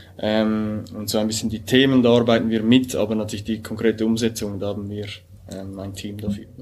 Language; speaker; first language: German; native; German